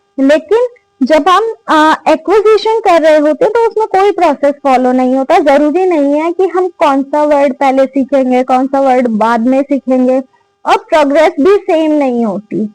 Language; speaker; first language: Hindi; native; Hindi